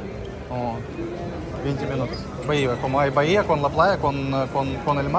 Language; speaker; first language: Spanish; non-native, learner; Russian